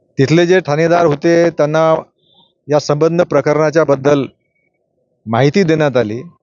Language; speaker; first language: Marathi; native; Marathi